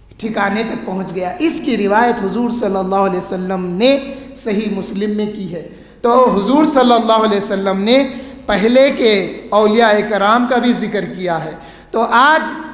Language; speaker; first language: Urdu; native; Urdu